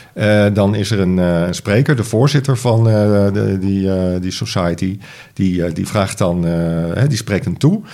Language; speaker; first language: Dutch; native; Dutch